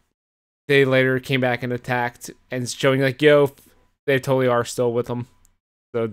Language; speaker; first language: English; native; English